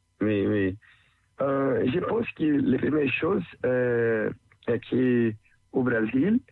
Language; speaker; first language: French; non-native, learner; Portuguese